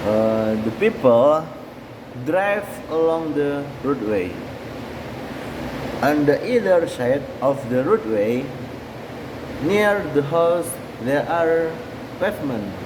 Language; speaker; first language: English; non-native, learner; Indonesian